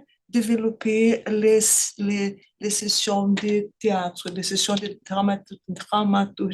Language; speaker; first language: French; non-native, fluent; Portuguese